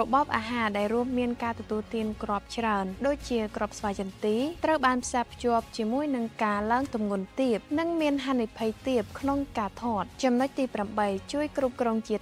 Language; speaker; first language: Khmer; native; Khmer